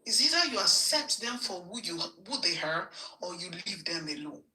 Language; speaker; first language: English; non-native, local second language; Yoruba